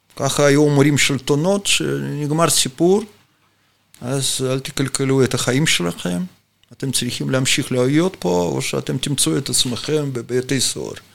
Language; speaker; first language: Hebrew; non-native, fluent; Russian